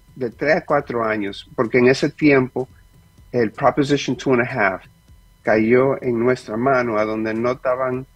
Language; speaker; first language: Spanish; early bilingual, heritage; Spanish